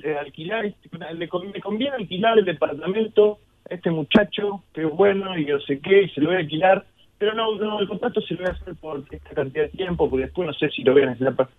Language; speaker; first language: Spanish; native; Spanish